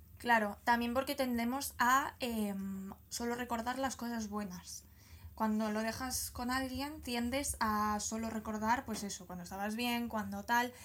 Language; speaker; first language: Spanish; native; Spanish